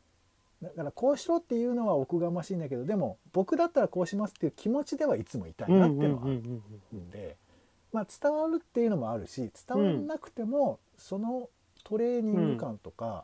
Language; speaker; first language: Japanese; native; Japanese